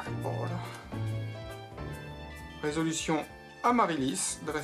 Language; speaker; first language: French; native; French